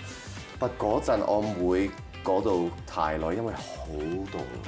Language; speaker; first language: Cantonese; non-native, local second language; French